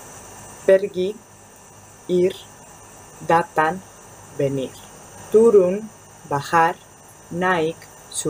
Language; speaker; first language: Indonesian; non-native, fluent; Spanish